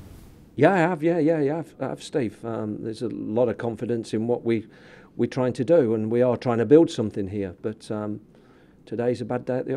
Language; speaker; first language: English; native; English